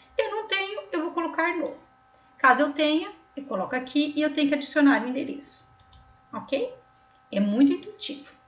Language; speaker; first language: Portuguese; native; Portuguese